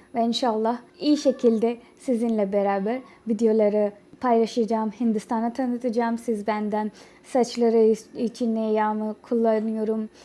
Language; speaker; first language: Turkish; non-native, fluent; Urdu